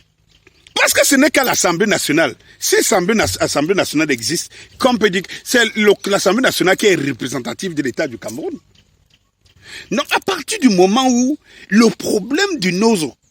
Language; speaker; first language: French; native; French